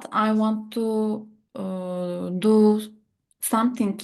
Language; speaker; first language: English; non-native, learner; Turkish